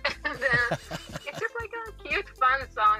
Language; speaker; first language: English; non-native, fluent; Hebrew